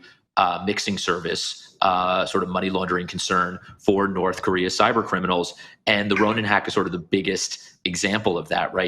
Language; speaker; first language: English; native; English